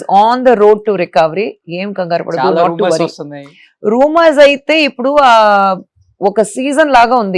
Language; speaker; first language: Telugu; non-native, fluent; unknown